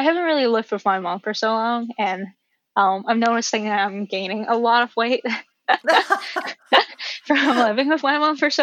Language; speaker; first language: English; non-native, local second language; Cantonese